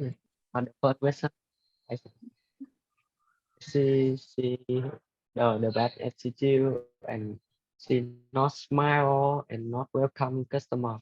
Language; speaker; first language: English; non-native, learner; Vietnamese